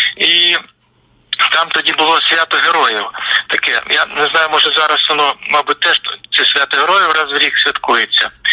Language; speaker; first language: Ukrainian; native; Ukrainian